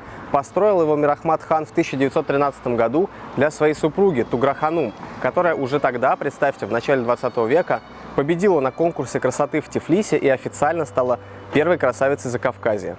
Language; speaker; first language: Russian; native; Russian